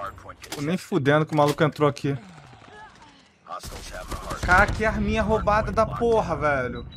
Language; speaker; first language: Portuguese; native; Portuguese